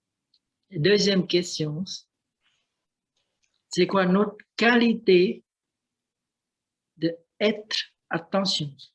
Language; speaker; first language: French; non-native, learner; Vietnamese